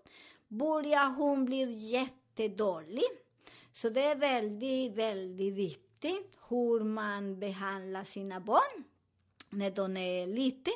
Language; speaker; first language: Swedish; non-native, fluent; Spanish